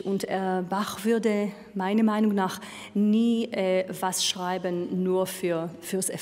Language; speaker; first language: German; non-native, fluent; Hebrew